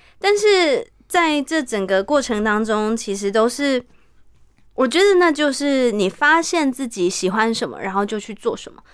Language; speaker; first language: Chinese; native; Chinese